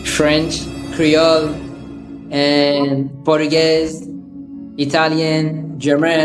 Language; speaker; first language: English; non-native, fluent; Haitian Creole